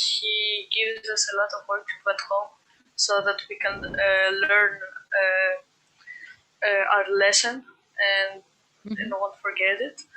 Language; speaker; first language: English; non-native, fluent; Greek